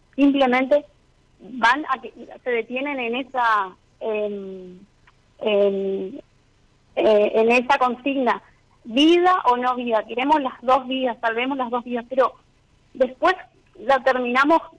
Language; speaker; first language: Spanish; native; Spanish